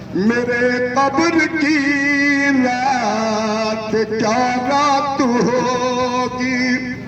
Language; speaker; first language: Urdu; native; Urdu